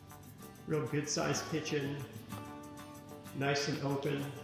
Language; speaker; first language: English; native; English